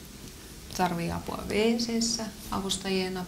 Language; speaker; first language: Finnish; native; Finnish